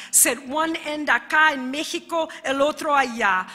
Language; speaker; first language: Spanish; early bilingual, heritage; Spanish